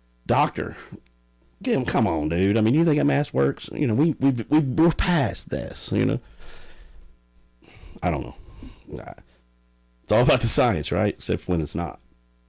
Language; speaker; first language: English; native; English